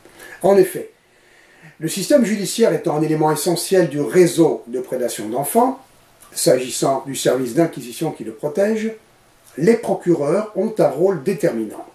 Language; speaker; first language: French; native; French